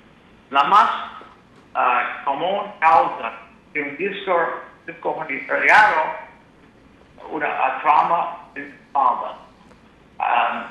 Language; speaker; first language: Spanish; non-native, learner; English